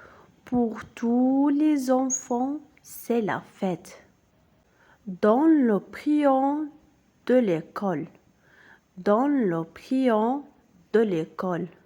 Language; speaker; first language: French; non-native, local second language; Arabic